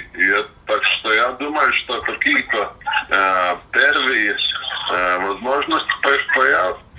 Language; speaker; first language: Russian; non-native, local second language; Latvian